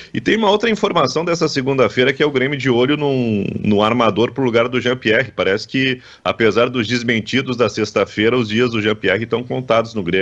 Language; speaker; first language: Portuguese; native; Portuguese